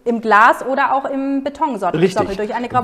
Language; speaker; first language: German; native; German